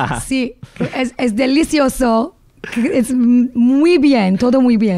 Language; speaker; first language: Spanish; non-native, learner; English